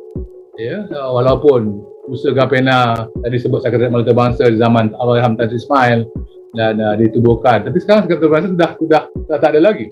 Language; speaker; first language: Malay; native; Malay